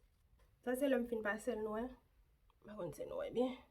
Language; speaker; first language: French; non-native, local second language; Haitian Creole